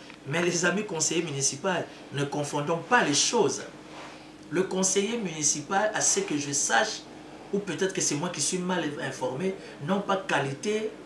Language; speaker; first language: French; non-native, local second language; Lingala